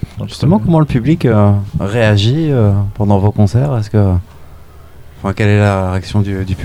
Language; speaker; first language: French; native; French